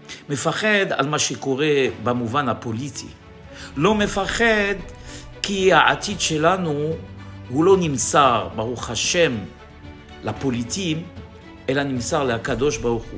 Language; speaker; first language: Hebrew; non-native, fluent; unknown